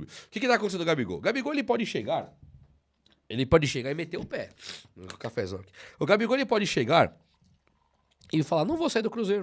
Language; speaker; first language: Portuguese; native; Portuguese